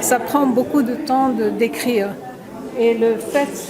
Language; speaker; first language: French; non-native, local second language; Arabic